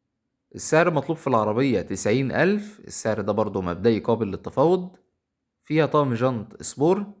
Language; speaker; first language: Arabic; native; Arabic